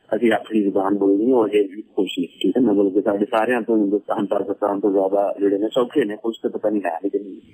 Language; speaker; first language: Punjabi; native; Punjabi